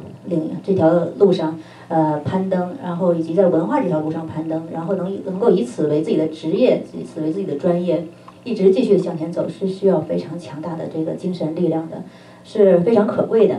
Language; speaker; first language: Chinese; native; Chinese